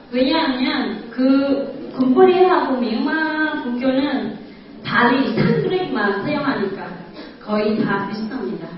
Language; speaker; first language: Korean; non-native, learner; Vietnamese